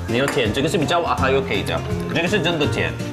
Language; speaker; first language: Chinese; non-native, fluent; Turkish